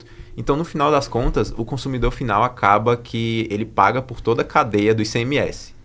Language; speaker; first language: Portuguese; native; Portuguese